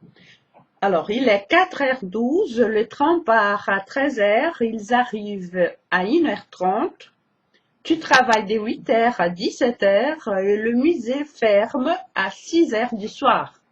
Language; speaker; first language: French; non-native, fluent; Portuguese